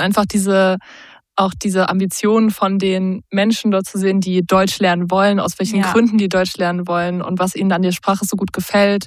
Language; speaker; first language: German; native; German